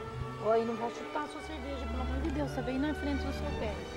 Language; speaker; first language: Portuguese; native; Portuguese